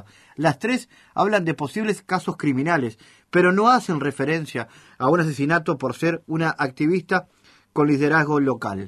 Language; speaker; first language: Spanish; native; Spanish